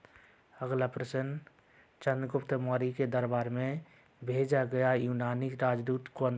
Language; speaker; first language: Hindi; native; Hindi